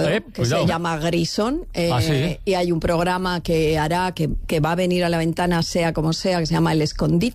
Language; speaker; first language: Spanish; native; Spanish